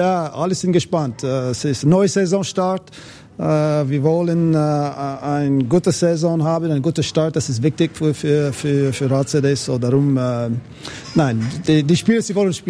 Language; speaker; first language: German; non-native, fluent; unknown